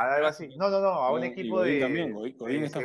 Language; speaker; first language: Spanish; native; Spanish